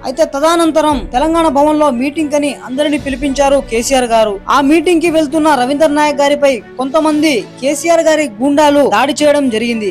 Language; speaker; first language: Telugu; non-native, local second language; Lambadi